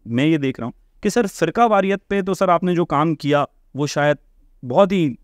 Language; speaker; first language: Urdu; native; Urdu